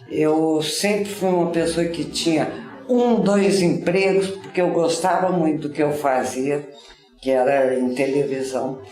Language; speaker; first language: Portuguese; native; Portuguese